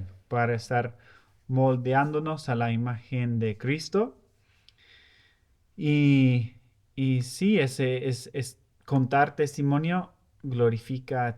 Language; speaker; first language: Spanish; non-native, fluent; English